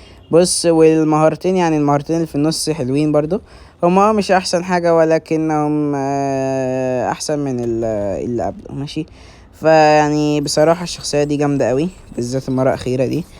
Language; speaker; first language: Arabic; native; Arabic